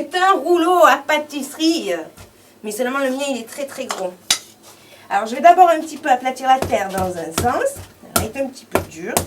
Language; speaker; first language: French; native; French